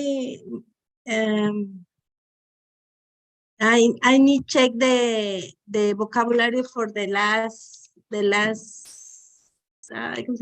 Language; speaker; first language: English; non-native, learner; Spanish